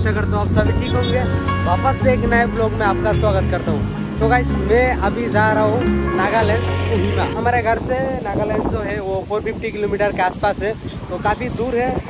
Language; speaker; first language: Hindi; non-native, local second language; Assamese